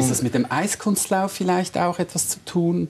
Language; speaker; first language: German; native; German